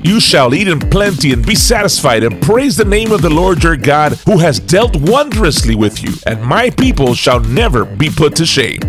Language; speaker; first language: English; early bilingual, other home language; Spanish